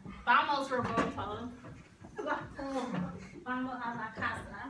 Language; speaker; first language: Spanish; non-native, learner; English